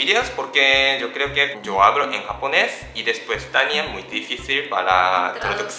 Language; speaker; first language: Spanish; non-native, learner; Japanese